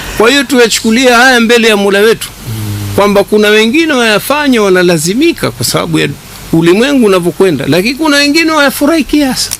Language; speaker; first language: Swahili; native; Swahili